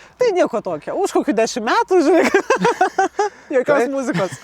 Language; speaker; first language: Lithuanian; early bilingual, other home language; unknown